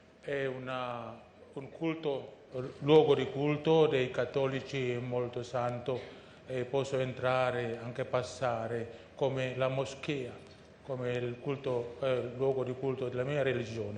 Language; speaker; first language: Italian; non-native, fluent; Indonesian